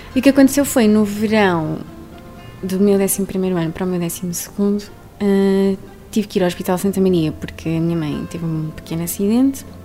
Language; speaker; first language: Portuguese; native; Portuguese